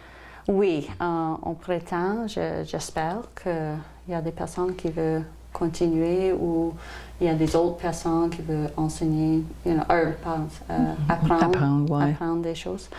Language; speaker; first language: French; non-native, local second language; English